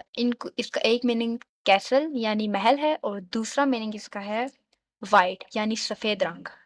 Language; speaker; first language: Urdu; native; Urdu